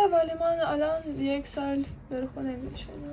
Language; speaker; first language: Persian; non-native, learner; Ukrainian